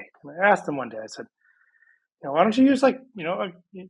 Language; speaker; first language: English; early bilingual, other home language; Persian